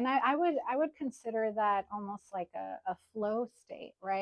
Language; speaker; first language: English; native; English